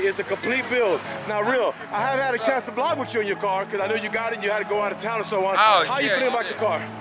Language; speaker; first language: English; native; English